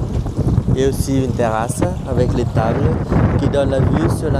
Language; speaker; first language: French; non-native, fluent; Vietnamese